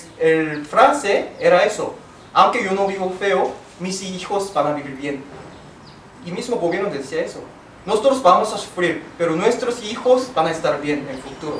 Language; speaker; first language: Spanish; non-native, fluent; Korean